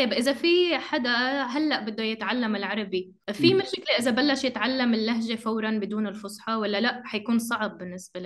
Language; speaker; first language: Arabic; native; Arabic